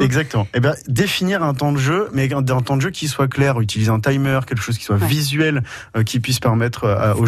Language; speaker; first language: French; native; French